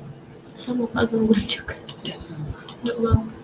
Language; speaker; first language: Indonesian; native; Indonesian